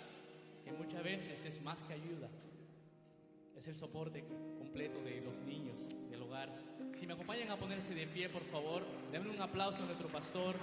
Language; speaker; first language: Spanish; native; Spanish